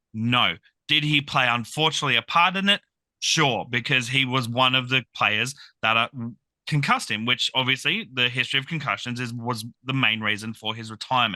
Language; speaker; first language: English; native; English